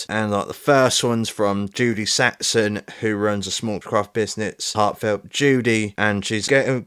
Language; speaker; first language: English; native; English